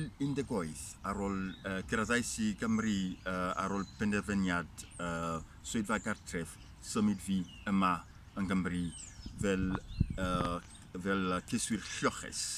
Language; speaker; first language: Welsh; non-native, fluent; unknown